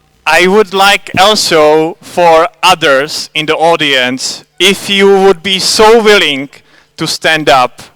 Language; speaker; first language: English; non-native, fluent; Czech